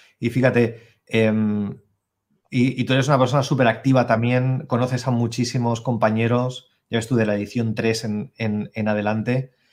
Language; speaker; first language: Spanish; native; Spanish